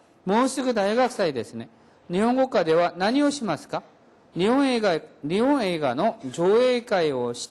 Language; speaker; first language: Japanese; non-native, fluent; Korean